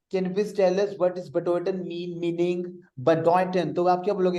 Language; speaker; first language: German; non-native, fluent; Hindi